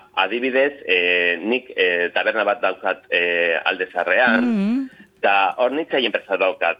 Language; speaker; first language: Basque; non-native, local second language; Spanish